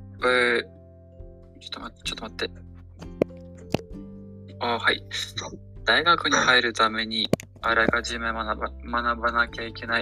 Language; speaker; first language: Japanese; non-native, learner; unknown